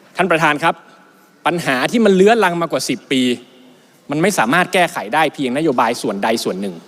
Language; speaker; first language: Thai; native; Thai